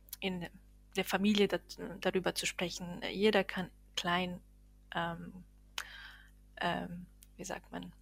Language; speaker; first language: German; non-native, fluent; Bosnian